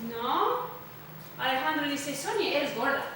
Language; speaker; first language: Spanish; non-native, fluent; English